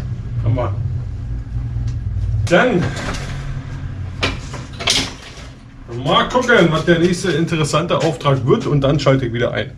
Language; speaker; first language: German; native; German